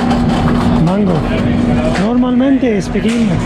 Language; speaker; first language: Spanish; non-native, learner; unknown